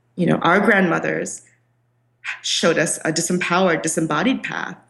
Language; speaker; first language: English; non-native, local second language; Bangla